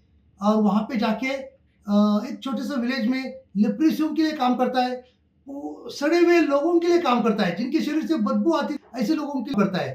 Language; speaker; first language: Hindi; non-native, local second language; Marathi